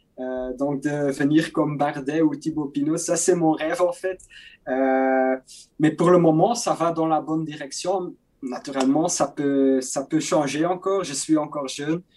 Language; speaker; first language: French; non-native, local second language; Dutch